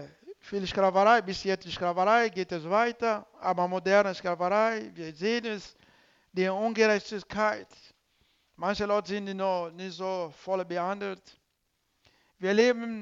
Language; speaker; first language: German; non-native, learner; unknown